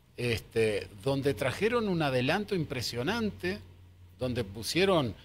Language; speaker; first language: Spanish; native; Spanish